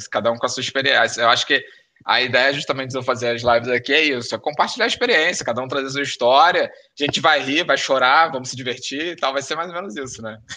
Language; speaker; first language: Portuguese; native; Portuguese